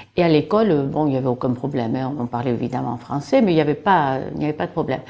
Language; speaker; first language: French; non-native, local second language; Basque